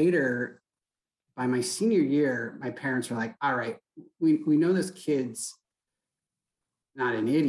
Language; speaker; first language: English; native; English